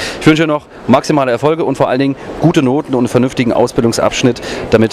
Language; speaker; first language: German; native; German